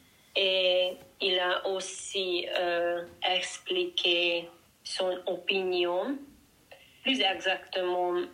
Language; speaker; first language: French; non-native, learner; Hungarian